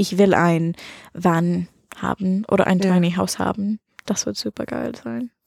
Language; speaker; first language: German; non-native, learner; English